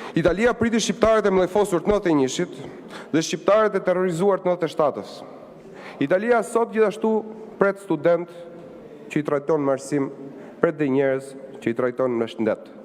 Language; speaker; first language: Albanian; native; Albanian